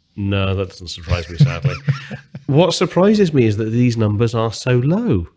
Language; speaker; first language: English; native; English